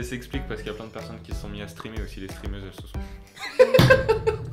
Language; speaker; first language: French; native; French